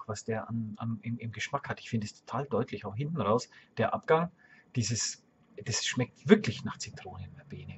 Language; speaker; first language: German; native; German